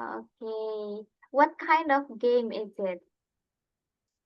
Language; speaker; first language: English; non-native, fluent; Indonesian